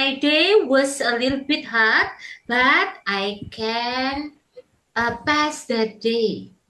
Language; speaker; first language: English; non-native, fluent; Indonesian